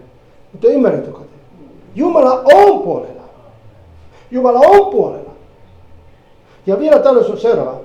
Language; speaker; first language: Finnish; non-native, fluent; Spanish